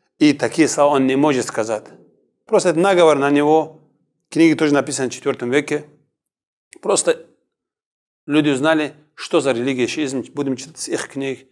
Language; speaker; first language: Russian; non-native, local second language; Kumyk